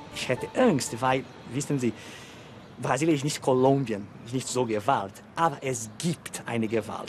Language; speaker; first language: German; non-native, learner; Portuguese